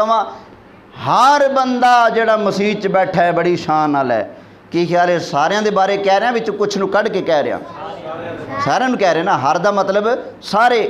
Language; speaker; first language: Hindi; non-native, local second language; Punjabi